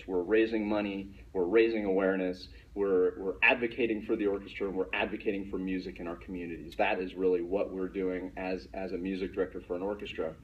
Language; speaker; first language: English; native; English